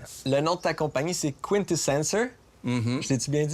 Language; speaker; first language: French; native; French